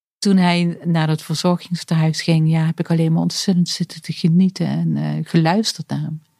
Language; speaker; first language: Dutch; native; Dutch